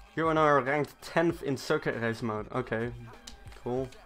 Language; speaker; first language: English; native; English